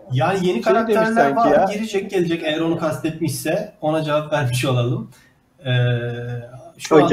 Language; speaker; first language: Turkish; native; Turkish